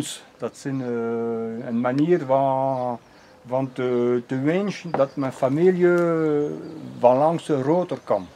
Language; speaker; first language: Dutch; non-native, local second language; French